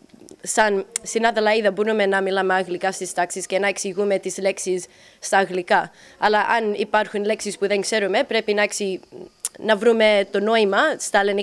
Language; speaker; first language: Greek; early bilingual, heritage; English